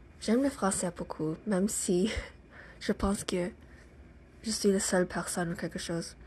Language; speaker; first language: French; non-native, learner; English